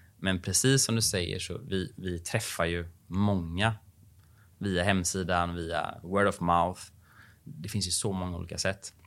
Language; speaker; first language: Swedish; native; Swedish